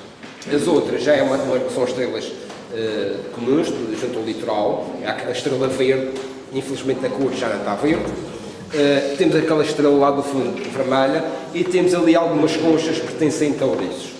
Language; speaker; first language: Portuguese; native; Portuguese